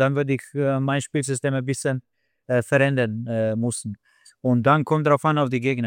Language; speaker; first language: German; non-native, fluent; Slovenian